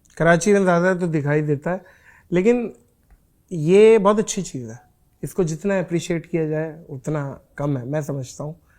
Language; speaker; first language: Urdu; native; Urdu